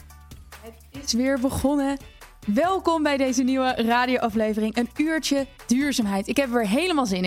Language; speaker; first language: Dutch; native; Dutch